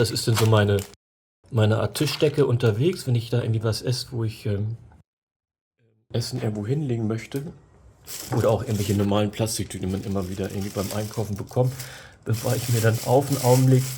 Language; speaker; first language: German; native; German